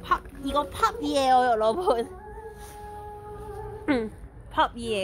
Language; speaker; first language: Korean; non-native, learner; English